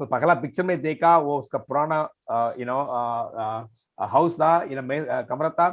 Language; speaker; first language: Hindi; non-native, fluent; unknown